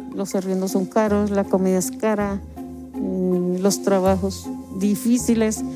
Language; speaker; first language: Spanish; native; Spanish